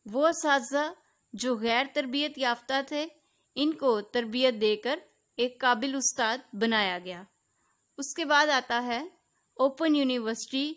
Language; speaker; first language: Urdu; native; Urdu